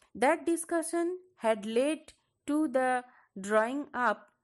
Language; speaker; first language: English; non-native, local second language; Bangla